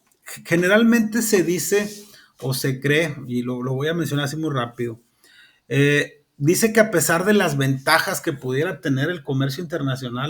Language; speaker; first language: Spanish; native; Spanish